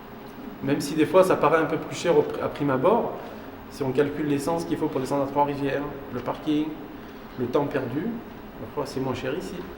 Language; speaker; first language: French; native; French